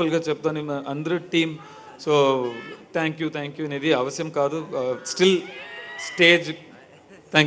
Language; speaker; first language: Telugu; non-native, learner; Tamil